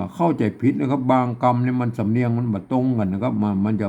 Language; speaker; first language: Thai; non-native, local second language; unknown